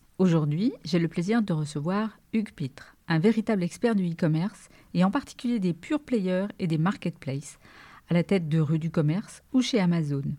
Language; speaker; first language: French; native; French